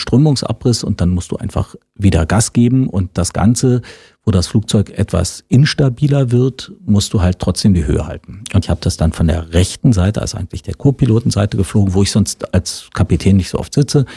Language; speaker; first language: German; native; German